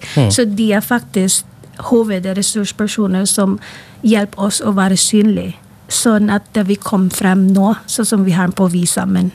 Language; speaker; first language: Norwegian; non-native, fluent; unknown